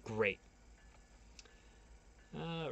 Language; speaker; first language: English; native; English